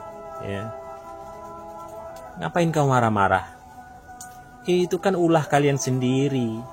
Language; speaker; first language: Indonesian; native; Indonesian